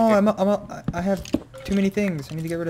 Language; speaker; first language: English; native; English